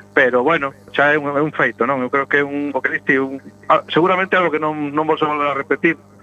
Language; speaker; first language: Galician; native; Galician